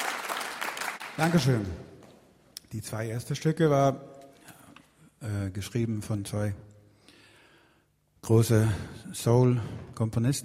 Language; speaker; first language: German; non-native, fluent; Swedish